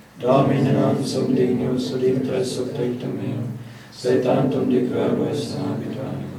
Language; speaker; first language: Lithuanian; non-native, fluent; German